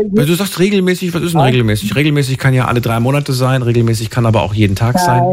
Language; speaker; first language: German; native; German